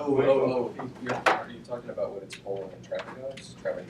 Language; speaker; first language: English; native; English